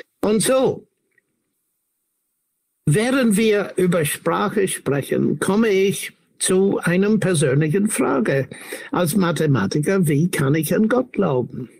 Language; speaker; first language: German; non-native, fluent; English